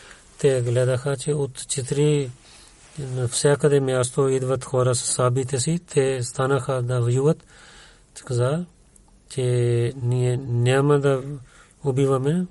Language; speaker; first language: Bulgarian; non-native, learner; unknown